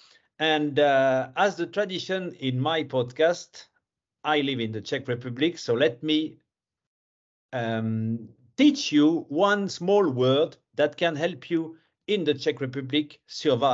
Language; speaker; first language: English; non-native, fluent; French